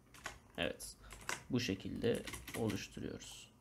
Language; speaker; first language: Turkish; native; Turkish